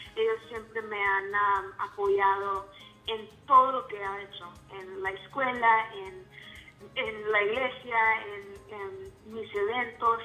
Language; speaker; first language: Spanish; early bilingual, heritage; Spanish